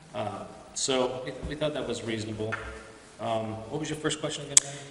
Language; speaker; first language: English; native; English